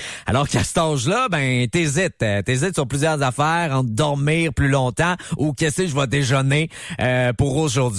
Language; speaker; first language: French; native; French